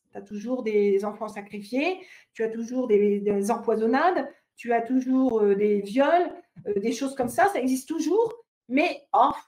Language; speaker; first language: French; native; French